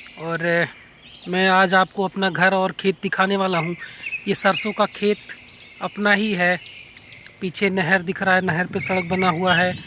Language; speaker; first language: Hindi; native; Hindi